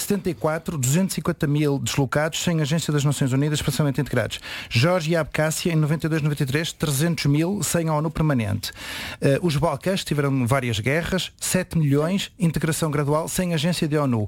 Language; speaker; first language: Portuguese; native; Portuguese